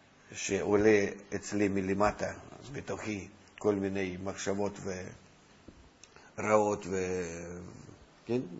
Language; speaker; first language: Hebrew; non-native, fluent; Russian